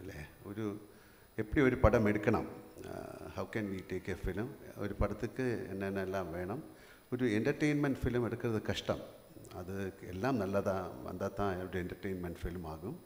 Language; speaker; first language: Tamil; non-native, learner; Malayalam